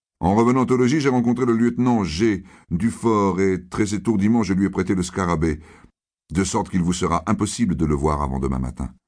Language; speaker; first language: French; native; French